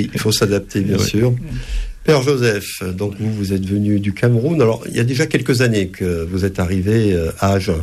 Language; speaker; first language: French; native; French